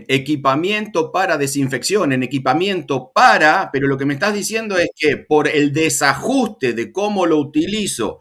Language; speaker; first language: Spanish; native; Spanish